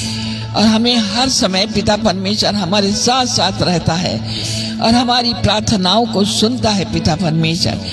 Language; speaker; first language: Hindi; native; Hindi